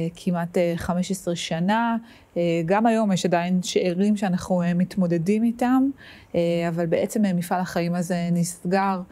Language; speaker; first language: Hebrew; native; Hebrew